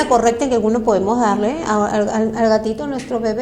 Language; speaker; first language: Spanish; native; Spanish